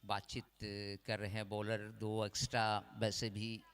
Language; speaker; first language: Hindi; non-native, local second language; Bangla